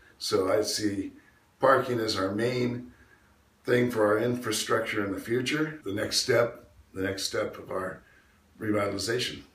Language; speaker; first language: English; native; English